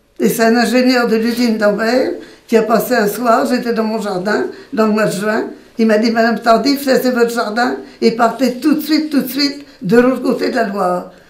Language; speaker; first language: French; native; French